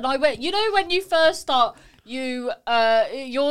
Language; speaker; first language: English; native; English